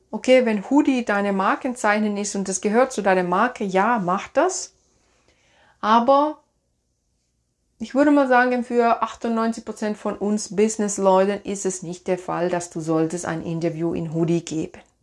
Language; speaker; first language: German; non-native, fluent; Finnish